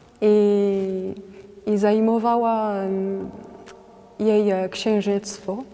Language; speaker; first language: Polish; non-native, learner; French